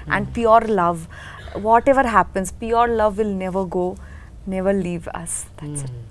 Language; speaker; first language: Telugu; non-native, learner; Bangla